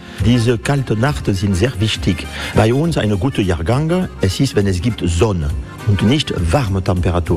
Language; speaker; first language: German; non-native, learner; French